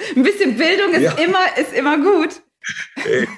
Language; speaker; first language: German; native; German